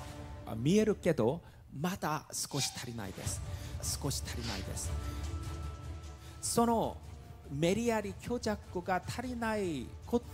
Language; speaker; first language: Japanese; non-native, learner; Korean